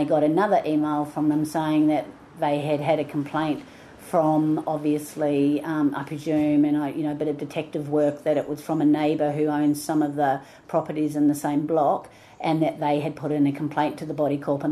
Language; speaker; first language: English; native; English